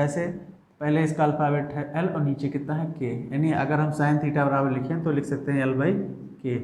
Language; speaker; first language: Hindi; native; Hindi